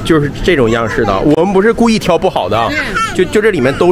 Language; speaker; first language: Chinese; native; Chinese